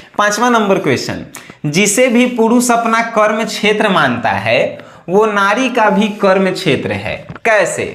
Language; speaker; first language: Hindi; native; Hindi